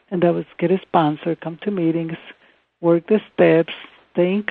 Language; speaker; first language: English; non-native, fluent; Spanish